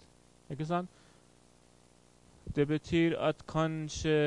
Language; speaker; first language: Swedish; non-native, fluent; Persian